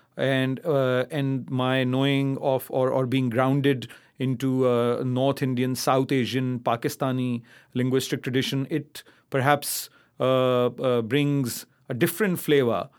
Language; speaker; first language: English; non-native, local second language; Urdu